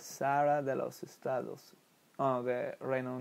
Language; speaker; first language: Spanish; non-native, fluent; English